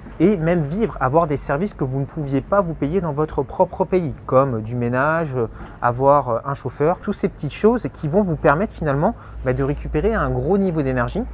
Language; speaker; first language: French; native; French